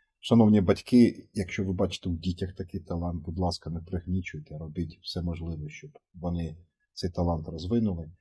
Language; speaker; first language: Ukrainian; native; Ukrainian